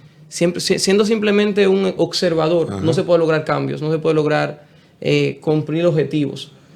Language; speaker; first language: Spanish; native; Spanish